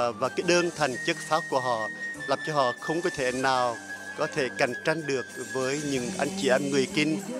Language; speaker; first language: Vietnamese; native; Vietnamese